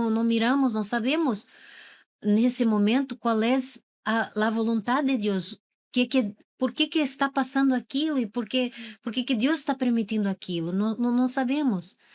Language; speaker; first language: Portuguese; non-native, learner; Spanish